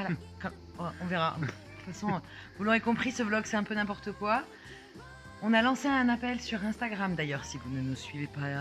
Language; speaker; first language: French; native; French